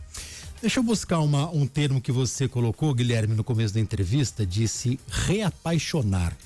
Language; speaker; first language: Portuguese; native; Portuguese